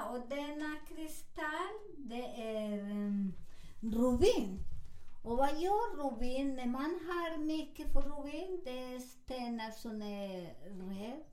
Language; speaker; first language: Swedish; non-native, learner; Spanish